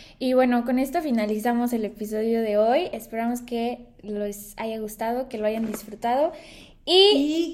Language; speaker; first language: Spanish; native; Spanish